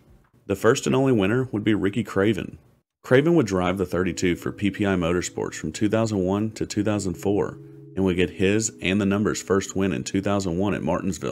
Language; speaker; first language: English; native; English